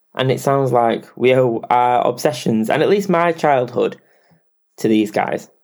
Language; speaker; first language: English; native; English